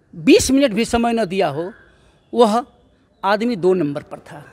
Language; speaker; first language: Hindi; native; Hindi